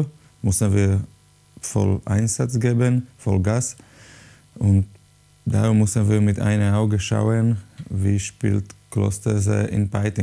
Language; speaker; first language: German; non-native, learner; Slovak